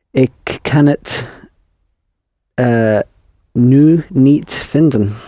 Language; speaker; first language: Dutch; non-native, learner; English